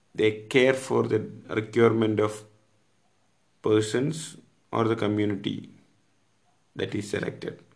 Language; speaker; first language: English; non-native, local second language; Malayalam